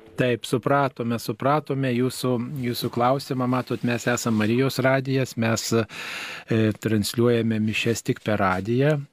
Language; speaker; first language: Lithuanian; native; Lithuanian